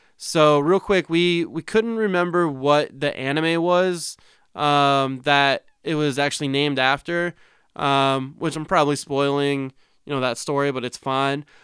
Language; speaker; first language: English; native; English